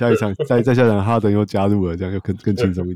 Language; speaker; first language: Chinese; native; Chinese